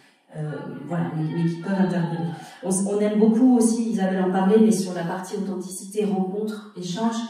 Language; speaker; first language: French; native; French